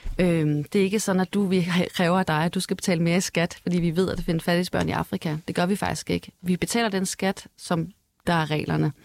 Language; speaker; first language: Danish; native; Danish